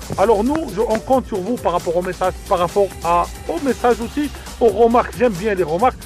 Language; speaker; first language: French; non-native, local second language; Arabic